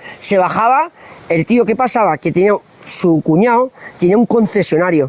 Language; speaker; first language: Spanish; native; Spanish